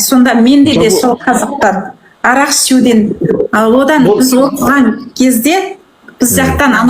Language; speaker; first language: Kazakh; early bilingual, heritage; Kazakh